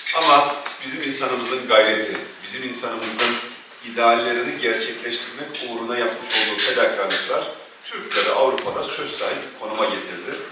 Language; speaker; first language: Turkish; native; Turkish